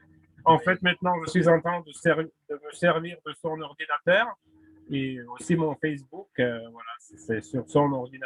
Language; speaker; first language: French; non-native, fluent; Russian